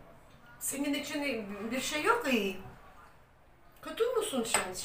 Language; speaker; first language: Turkish; non-native, learner; Russian